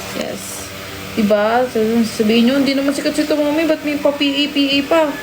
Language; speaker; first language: Filipino; native; Filipino